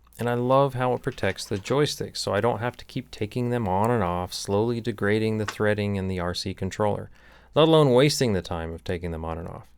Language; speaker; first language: English; native; English